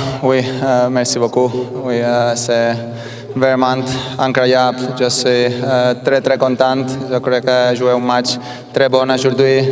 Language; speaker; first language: French; non-native, learner; Spanish